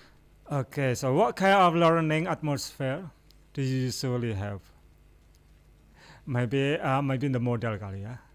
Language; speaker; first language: English; non-native, fluent; Indonesian